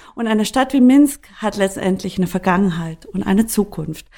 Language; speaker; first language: German; non-native, fluent; Spanish